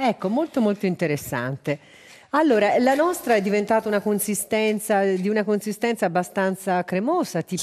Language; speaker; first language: Italian; native; Italian